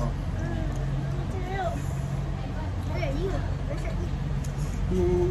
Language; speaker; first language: Chinese; native; Chinese